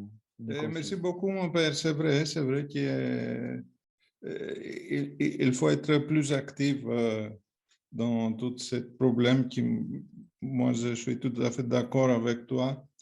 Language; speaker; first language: French; non-native, fluent; Greek